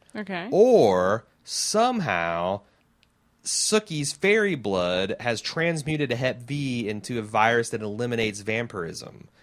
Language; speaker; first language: English; native; English